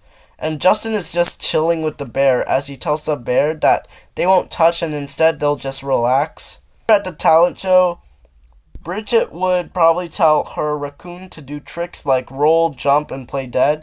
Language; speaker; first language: English; native; English